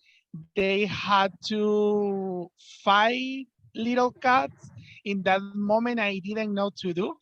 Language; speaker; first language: English; non-native, learner; Spanish